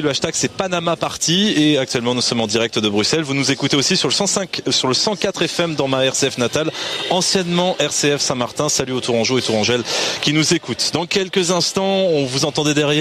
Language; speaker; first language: French; native; French